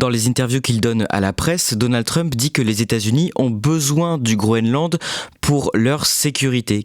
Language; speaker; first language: French; native; French